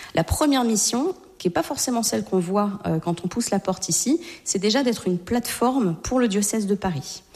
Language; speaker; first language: French; native; French